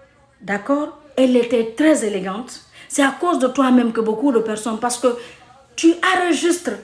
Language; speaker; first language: French; non-native, local second language; Mandingo